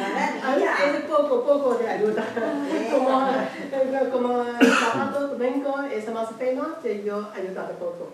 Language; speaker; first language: Spanish; non-native, learner; Chinese